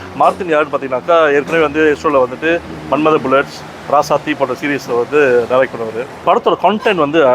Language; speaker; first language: Tamil; native; Tamil